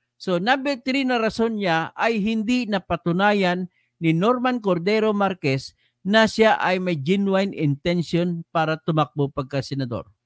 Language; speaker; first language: Filipino; non-native, local second language; Hiligaynon